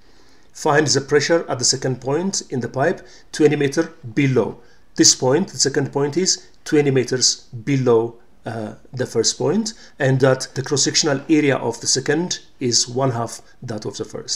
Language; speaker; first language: English; non-native, local second language; Amharic